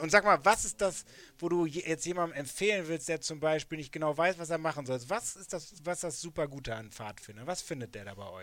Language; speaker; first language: German; native; German